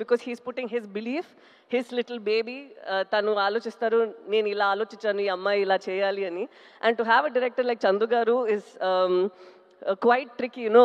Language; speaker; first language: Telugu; non-native, local second language; Tamil